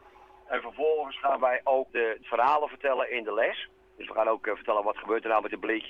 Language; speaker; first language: Dutch; native; Dutch